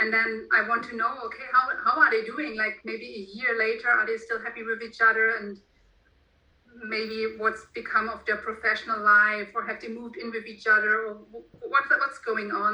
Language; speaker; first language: English; non-native, fluent; German